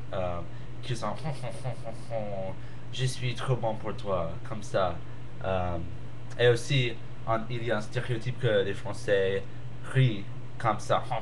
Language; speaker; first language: French; non-native, learner; English